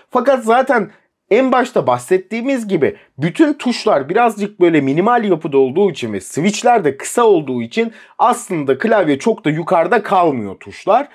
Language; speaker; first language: Turkish; native; Turkish